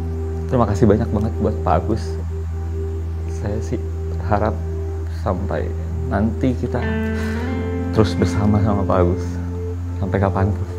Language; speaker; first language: Indonesian; native; Indonesian